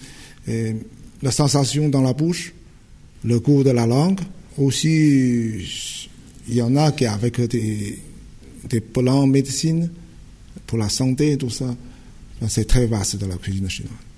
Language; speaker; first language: French; non-native, fluent; Chinese